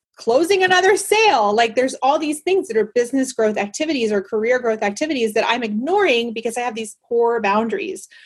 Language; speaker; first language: English; early bilingual, other home language; Spanish